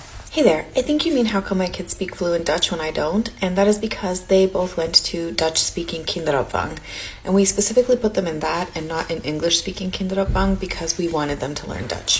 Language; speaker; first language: English; native; English